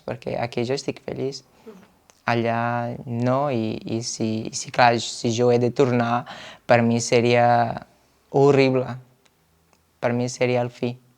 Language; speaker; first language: Catalan; non-native, fluent; Portuguese